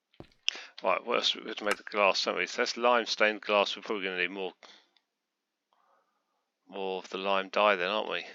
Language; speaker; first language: English; native; English